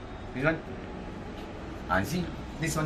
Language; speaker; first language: English; non-native, local second language; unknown